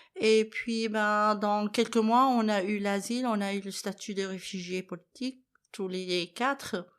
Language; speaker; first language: French; non-native, fluent; Arabic